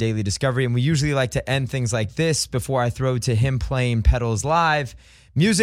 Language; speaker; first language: English; native; English